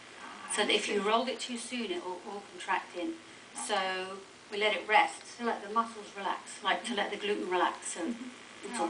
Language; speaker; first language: English; native; English